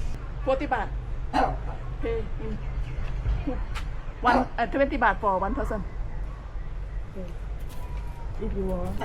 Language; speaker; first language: English; non-native, learner; Thai